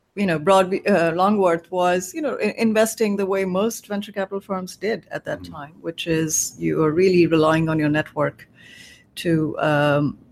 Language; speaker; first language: English; non-native, local second language; Bangla